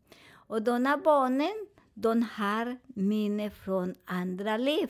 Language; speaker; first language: Swedish; non-native, fluent; Spanish